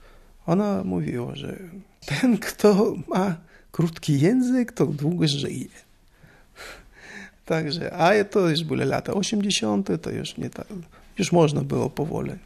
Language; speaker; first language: Polish; non-native, learner; Russian